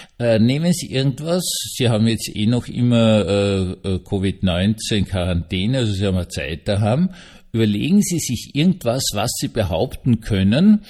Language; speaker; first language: German; native; German